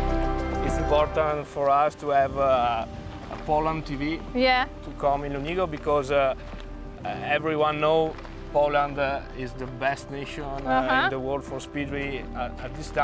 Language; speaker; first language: English; non-native, learner; Italian